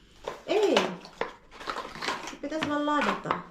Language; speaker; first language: Finnish; non-native, learner; Filipino